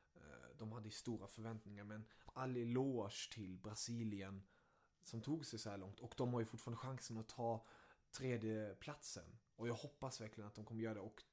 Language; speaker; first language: Swedish; early bilingual, other home language; German